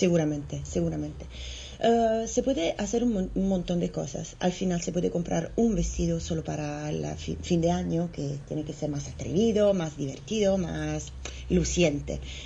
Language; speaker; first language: Spanish; non-native, fluent; Italian